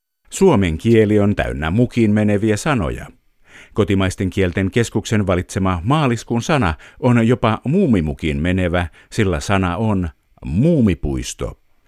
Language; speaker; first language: Finnish; native; Finnish